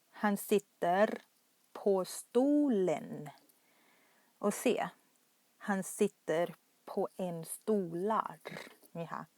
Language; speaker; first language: Swedish; non-native, fluent; Thai